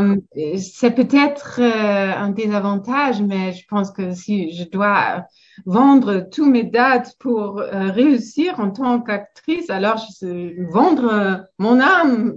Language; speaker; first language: French; non-native, fluent; German